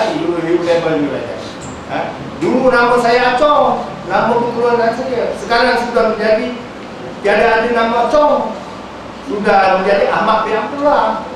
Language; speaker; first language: Malay; non-native, local second language; Chinese